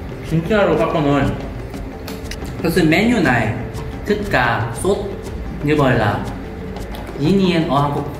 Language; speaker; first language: Vietnamese; non-native, learner; Korean